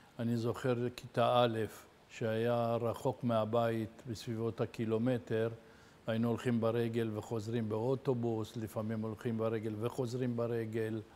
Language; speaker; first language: Hebrew; early bilingual, other home language; Arabic